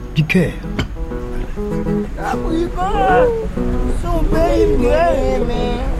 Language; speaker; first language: French; native; French